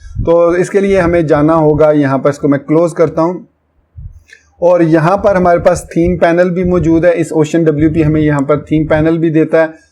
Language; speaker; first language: Urdu; non-native, local second language; Punjabi